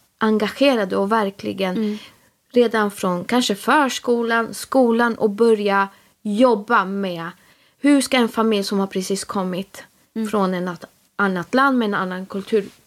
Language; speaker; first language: Swedish; early bilingual, other home language; Spanish